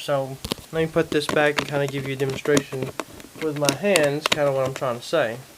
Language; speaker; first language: English; native; English